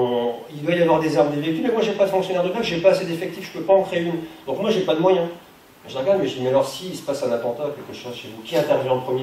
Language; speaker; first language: French; native; French